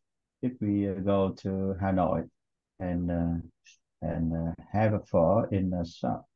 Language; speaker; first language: English; non-native, learner; Vietnamese